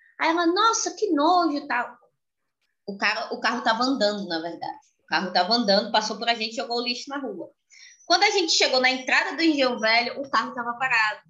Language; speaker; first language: Portuguese; native; Portuguese